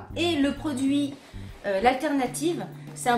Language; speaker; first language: French; native; French